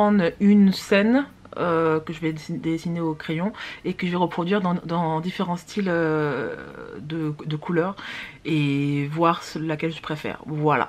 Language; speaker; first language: French; native; French